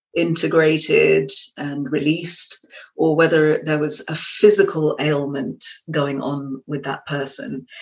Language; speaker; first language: English; native; English